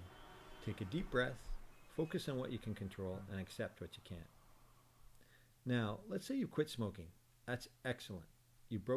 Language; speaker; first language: English; native; English